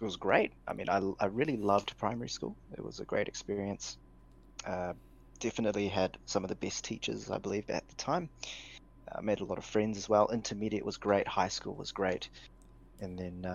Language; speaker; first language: English; native; English